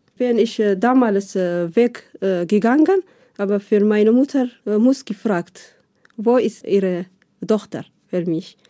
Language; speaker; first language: German; non-native, learner; Tigrinya